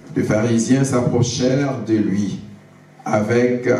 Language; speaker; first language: French; non-native, local second language; Lingala